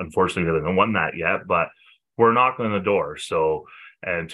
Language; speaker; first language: English; native; English